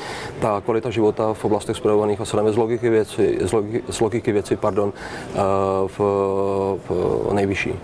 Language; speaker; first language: Czech; native; Czech